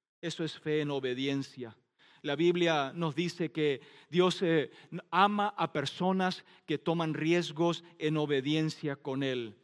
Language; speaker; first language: Spanish; non-native, local second language; Plautdietsch